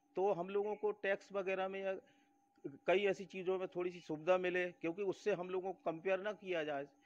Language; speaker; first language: Hindi; native; Hindi